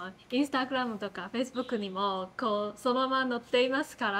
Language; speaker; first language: Japanese; non-native, fluent; Chinese